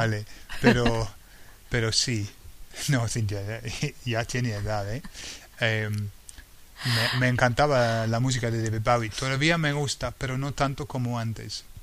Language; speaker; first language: Spanish; non-native, fluent; English